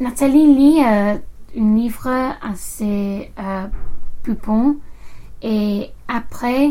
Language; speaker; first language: French; non-native, learner; English